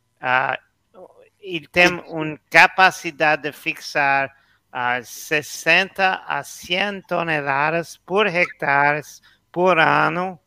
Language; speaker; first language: Portuguese; non-native, learner; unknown